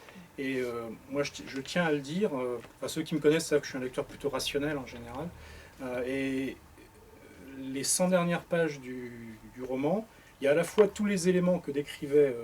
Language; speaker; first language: French; native; French